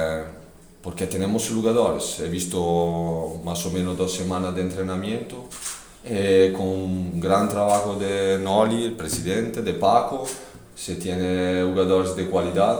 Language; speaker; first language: Spanish; non-native, fluent; Italian